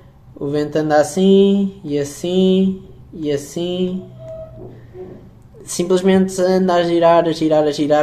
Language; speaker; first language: Portuguese; native; Portuguese